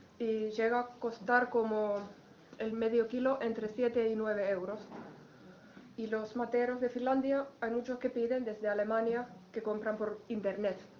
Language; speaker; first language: Spanish; non-native, fluent; Finnish